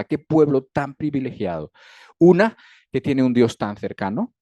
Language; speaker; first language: Spanish; native; Spanish